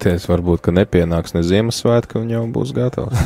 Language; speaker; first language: Latvian; native; Latvian